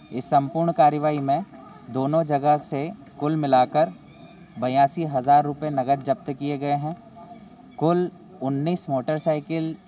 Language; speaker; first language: Hindi; native; Hindi